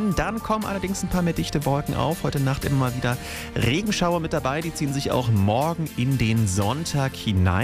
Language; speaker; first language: German; native; German